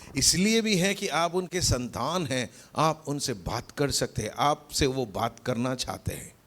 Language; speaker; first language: Hindi; non-native, local second language; Malayalam